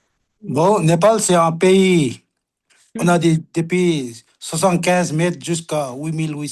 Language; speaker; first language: French; non-native, learner; Sherpa